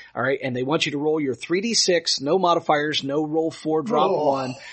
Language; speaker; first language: English; native; English